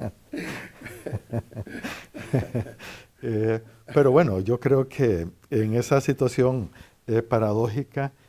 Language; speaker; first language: Spanish; native; Spanish